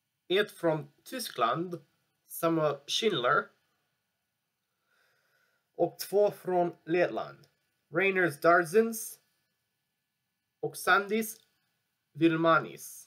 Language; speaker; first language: Swedish; non-native, learner; English